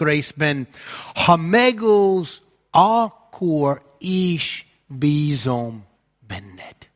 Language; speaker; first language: Hungarian; non-native, fluent; English